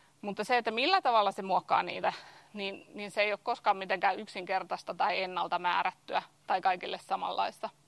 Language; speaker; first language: Finnish; native; Finnish